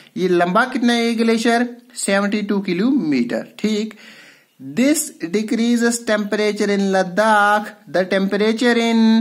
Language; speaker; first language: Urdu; non-native, local second language; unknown